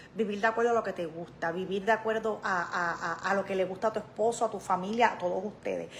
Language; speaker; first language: Spanish; native; Spanish